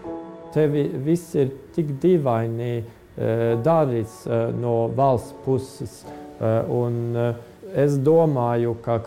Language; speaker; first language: Latvian; non-native, fluent; Estonian